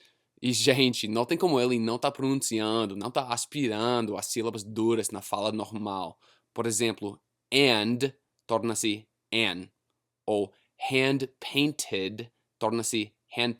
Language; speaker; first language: Portuguese; non-native, fluent; English